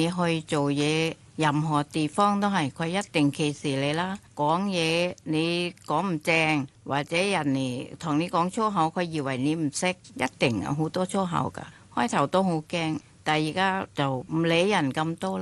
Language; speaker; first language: Cantonese; non-native, fluent; Thai